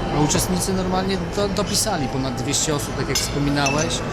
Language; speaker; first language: Polish; native; Polish